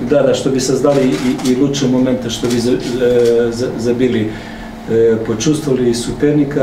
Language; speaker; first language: Russian; non-native, learner; Serbian